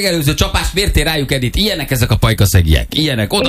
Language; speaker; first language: Hungarian; native; Hungarian